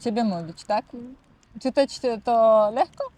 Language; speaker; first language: Polish; non-native, learner; Russian